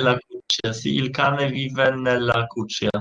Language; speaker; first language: Italian; non-native, learner; Polish